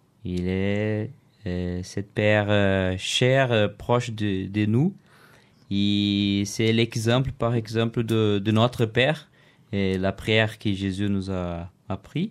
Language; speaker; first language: French; non-native, learner; Portuguese